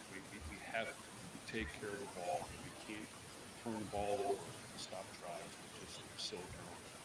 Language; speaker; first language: English; native; English